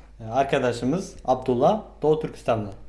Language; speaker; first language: Turkish; non-native, fluent; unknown